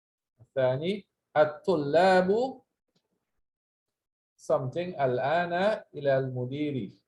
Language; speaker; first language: Arabic; non-native, fluent; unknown